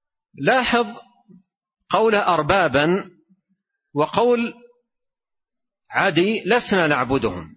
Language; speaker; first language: Arabic; native; Arabic